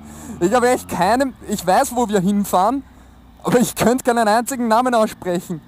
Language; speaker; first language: German; native; German